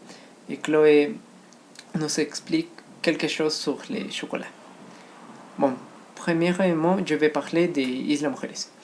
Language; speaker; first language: French; non-native, learner; Spanish